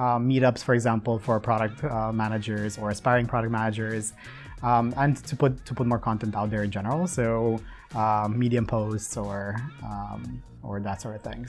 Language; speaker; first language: English; non-native, fluent; Romanian